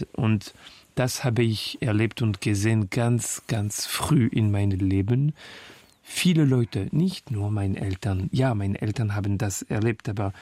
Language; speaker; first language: German; non-native, fluent; French